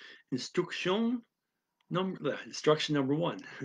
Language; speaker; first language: English; native; English